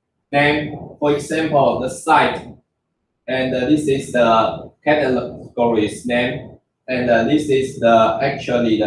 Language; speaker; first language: English; non-native, learner; Chinese